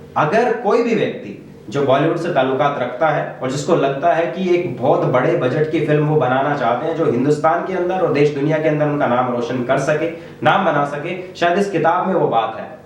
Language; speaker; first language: Hindi; native; Hindi